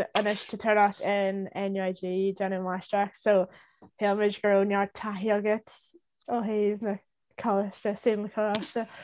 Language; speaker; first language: Irish; native; Irish